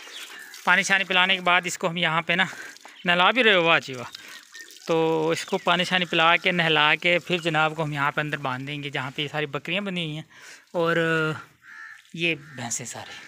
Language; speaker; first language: Hindi; non-native, local second language; Punjabi